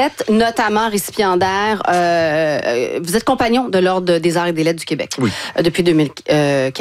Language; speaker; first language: French; native; French